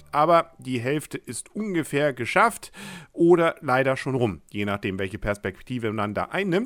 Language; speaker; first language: German; native; German